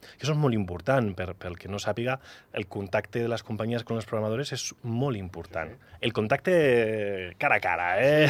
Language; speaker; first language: Catalan; non-native, local second language; Spanish